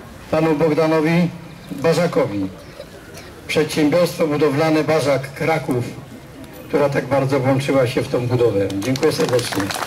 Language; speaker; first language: Polish; native; Polish